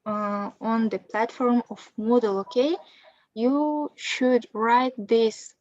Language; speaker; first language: English; non-native, fluent; Kazakh